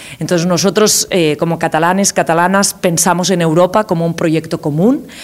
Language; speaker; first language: Spanish; non-native, local second language; Catalan